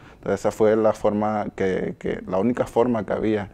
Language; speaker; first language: Spanish; native; Spanish